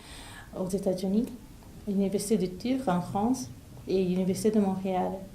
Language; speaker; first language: French; non-native, fluent; Japanese